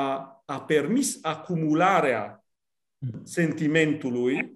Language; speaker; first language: Romanian; non-native, fluent; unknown